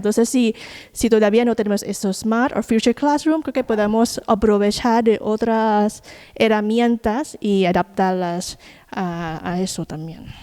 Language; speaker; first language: Spanish; non-native, fluent; Thai